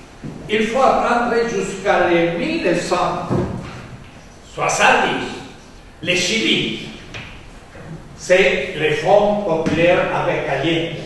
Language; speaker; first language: French; non-native, fluent; Spanish